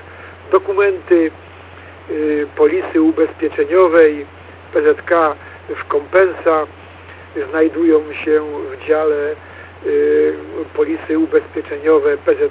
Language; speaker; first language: Polish; native; Polish